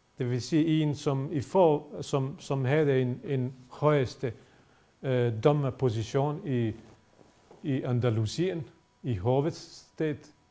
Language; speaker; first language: Danish; non-native, fluent; Bosnian